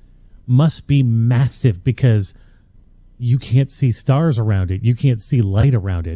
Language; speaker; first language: English; native; English